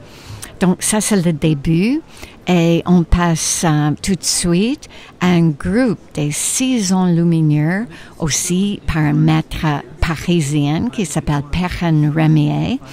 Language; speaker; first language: French; non-native, fluent; English